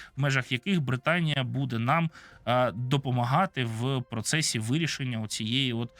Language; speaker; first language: Ukrainian; non-native, local second language; Russian